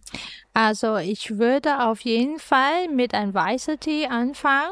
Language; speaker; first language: German; non-native, fluent; Chinese